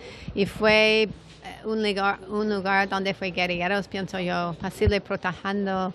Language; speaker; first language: Spanish; non-native, fluent; English